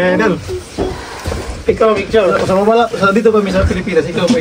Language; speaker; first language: Filipino; non-native, local second language; Cebuano